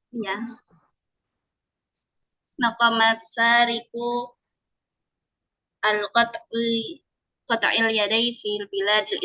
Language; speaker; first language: Arabic; non-native, learner; Indonesian